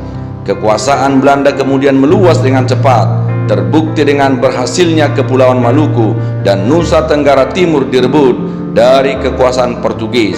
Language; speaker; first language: Indonesian; native; Indonesian